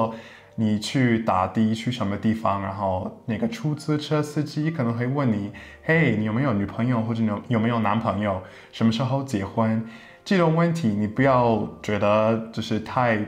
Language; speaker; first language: Chinese; non-native, fluent; English